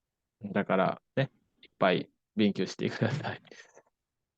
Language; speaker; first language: Japanese; non-native, fluent; Indonesian